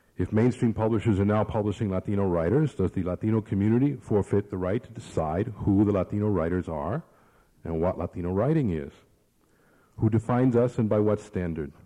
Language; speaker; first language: English; early bilingual, other home language; Spanish